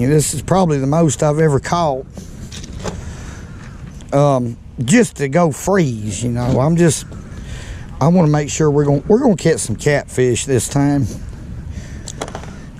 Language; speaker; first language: English; native; English